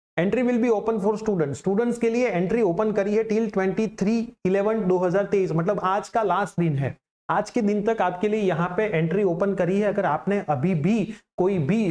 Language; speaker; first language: Hindi; non-native, local second language; Gujarati